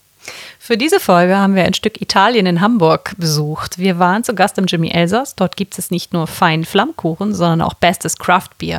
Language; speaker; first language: German; native; German